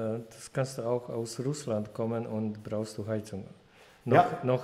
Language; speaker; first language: German; non-native, fluent; Polish